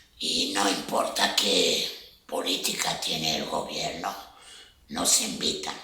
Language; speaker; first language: Spanish; non-native, fluent; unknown